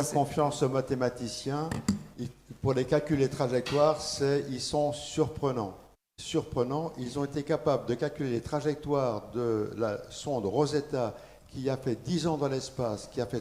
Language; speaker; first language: French; native; French